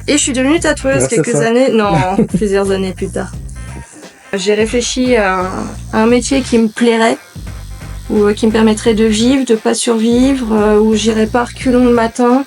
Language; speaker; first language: French; native; French